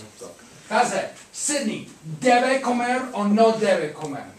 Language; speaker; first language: Spanish; non-native, fluent; English